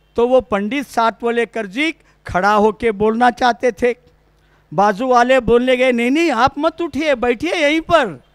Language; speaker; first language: Hindi; non-native, local second language; Kannada